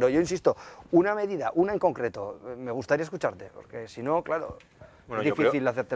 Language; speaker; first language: Spanish; native; Spanish